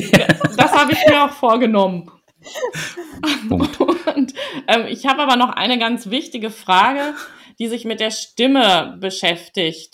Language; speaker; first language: German; native; German